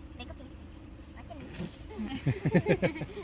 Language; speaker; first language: Norwegian; early bilingual, heritage; Norwegian